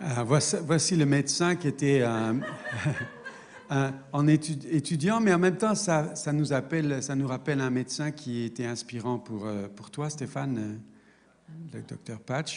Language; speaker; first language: French; native; French